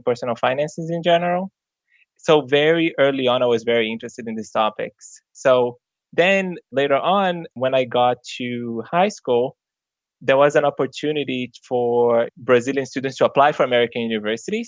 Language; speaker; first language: English; non-native, fluent; Portuguese